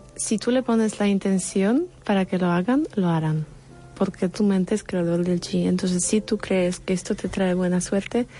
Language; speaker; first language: Spanish; non-native, fluent; Polish